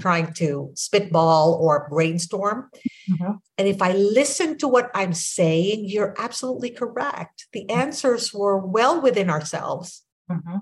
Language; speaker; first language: English; non-native, local second language; Filipino